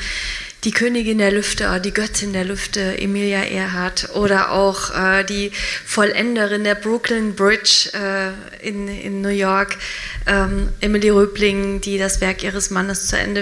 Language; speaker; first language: German; native; German